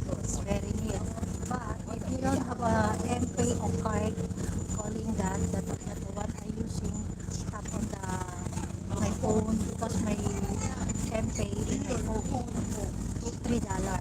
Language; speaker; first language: English; non-native, local second language; Filipino